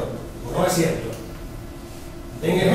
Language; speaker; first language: Spanish; native; Spanish